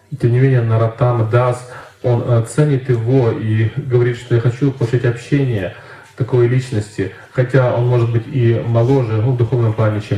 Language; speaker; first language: Russian; native; Russian